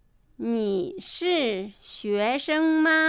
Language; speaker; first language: Chinese; non-native, fluent; Japanese